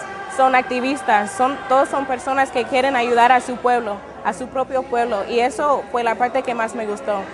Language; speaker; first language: Spanish; non-native, fluent; English